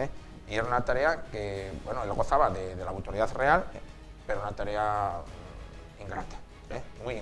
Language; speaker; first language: Spanish; native; Spanish